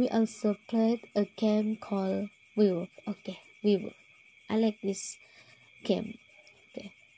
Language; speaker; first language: English; non-native, local second language; Malay